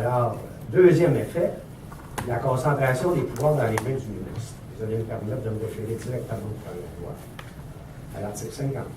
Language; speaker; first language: French; native; French